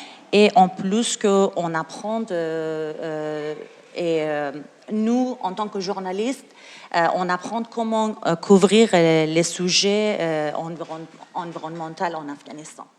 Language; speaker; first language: French; non-native, learner; Persian